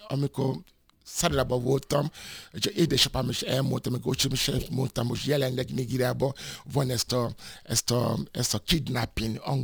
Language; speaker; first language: Hungarian; non-native, fluent; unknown